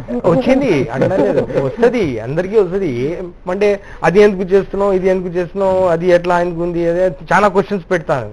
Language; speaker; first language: Telugu; non-native, local second language; Urdu